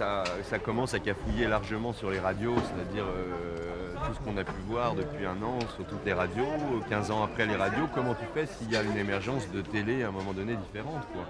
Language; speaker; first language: French; native; French